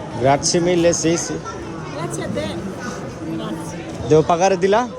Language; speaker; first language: Italian; non-native, learner; Bangla